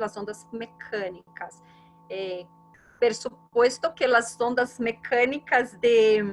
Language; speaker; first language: Spanish; non-native, fluent; Portuguese